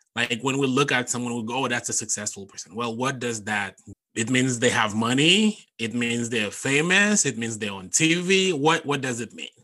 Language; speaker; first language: English; non-native, fluent; Haitian Creole